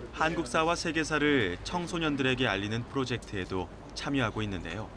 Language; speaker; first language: Korean; native; Korean